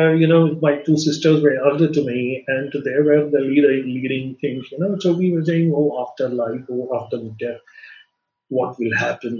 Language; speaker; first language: English; non-native, local second language; Malayalam